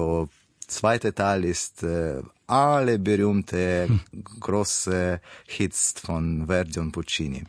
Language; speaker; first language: German; non-native, learner; Russian